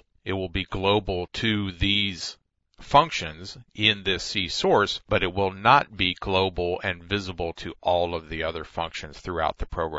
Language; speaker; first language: English; native; English